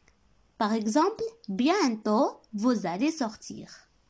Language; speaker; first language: French; non-native, local second language; Arabic